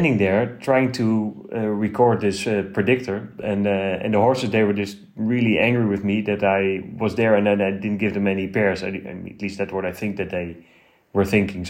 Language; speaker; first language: English; non-native, fluent; Dutch